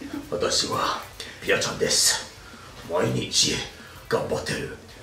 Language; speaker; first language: Japanese; non-native, learner; English